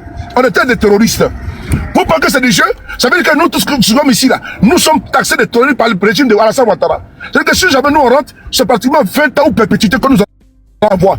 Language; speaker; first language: French; native; French